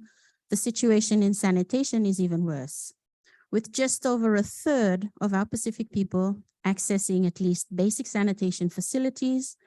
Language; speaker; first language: English; non-native, local second language; Fijian